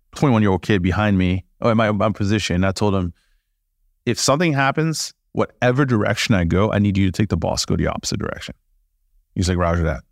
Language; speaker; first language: English; early bilingual, other home language; French